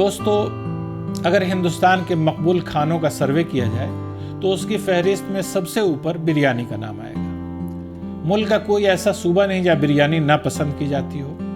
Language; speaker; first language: Urdu; native; Urdu